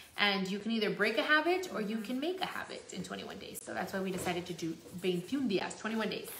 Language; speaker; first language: English; early bilingual, other home language; Spanish